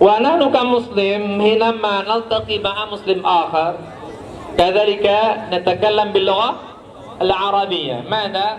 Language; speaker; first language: Arabic; non-native, learner; Indonesian